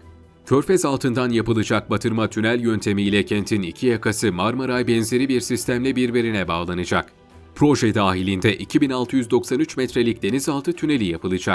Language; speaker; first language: Turkish; native; Turkish